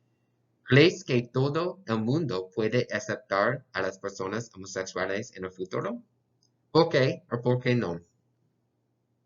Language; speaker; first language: Spanish; non-native, learner; English